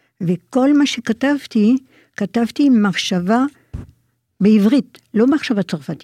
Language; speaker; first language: Hebrew; non-native, fluent; French